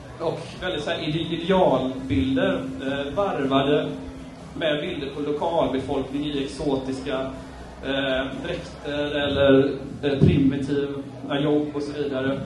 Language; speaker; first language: Swedish; native; Swedish